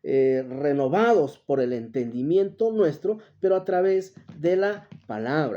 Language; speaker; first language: Spanish; native; Spanish